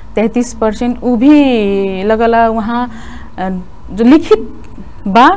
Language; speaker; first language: Bhojpuri; native; Bhojpuri